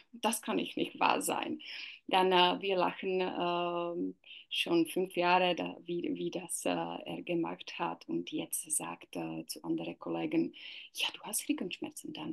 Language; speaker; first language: German; non-native, learner; Czech